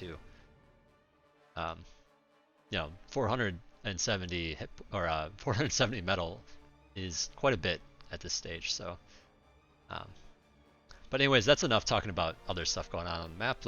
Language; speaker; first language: English; native; English